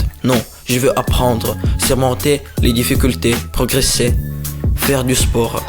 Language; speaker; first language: French; non-native, fluent; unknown